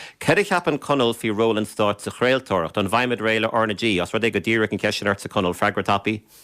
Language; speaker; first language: Irish; native; Irish